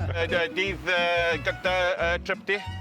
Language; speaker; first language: Welsh; non-native, local second language; English